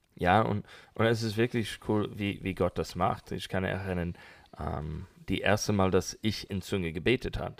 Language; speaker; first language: German; non-native, learner; English